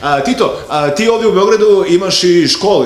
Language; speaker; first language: Bosnian; native; Bosnian